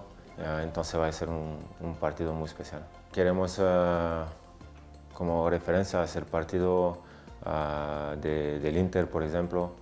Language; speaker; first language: Spanish; non-native, learner; French